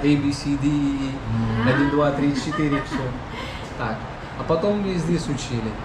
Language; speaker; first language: Russian; non-native, learner; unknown